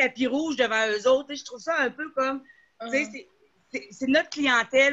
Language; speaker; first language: French; native; French